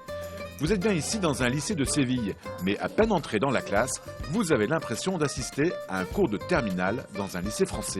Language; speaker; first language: French; native; French